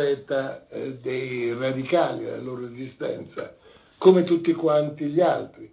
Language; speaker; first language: Italian; native; Italian